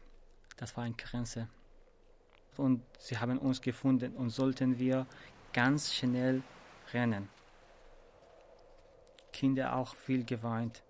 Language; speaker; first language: German; non-native, learner; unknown